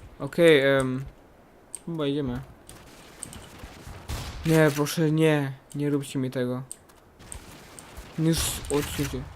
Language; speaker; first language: Polish; native; Polish